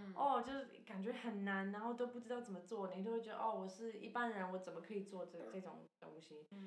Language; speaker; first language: Chinese; non-native, fluent; English